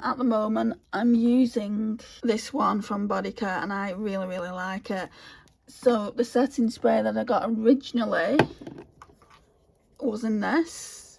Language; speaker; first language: English; native; English